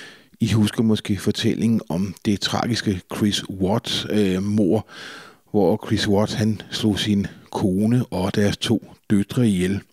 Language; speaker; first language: Danish; native; Danish